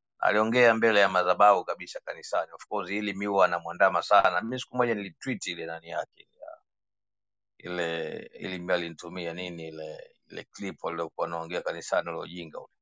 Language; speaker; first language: Swahili; native; Swahili